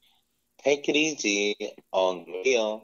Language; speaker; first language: English; non-native, learner; Korean